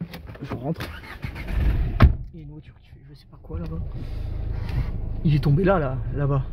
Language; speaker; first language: French; native; French